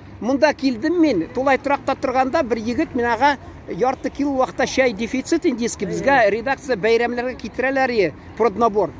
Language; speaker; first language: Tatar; native; Tatar